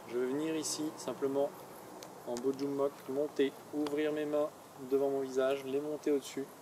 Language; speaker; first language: French; native; French